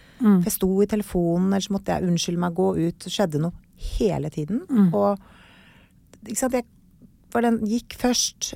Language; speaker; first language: Norwegian; native; Norwegian